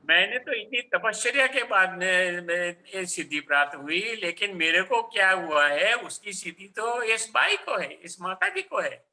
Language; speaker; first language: Hindi; non-native, local second language; Gujarati